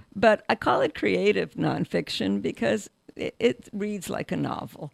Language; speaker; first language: English; early bilingual, other home language; Russian